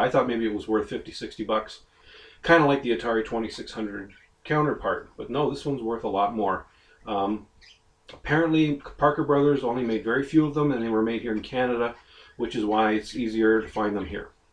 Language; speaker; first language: English; native; English